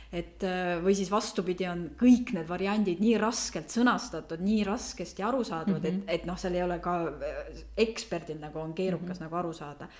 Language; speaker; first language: Estonian; native; Estonian